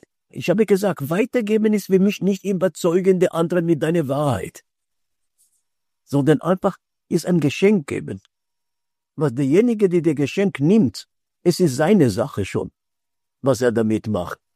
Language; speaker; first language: German; non-native, fluent; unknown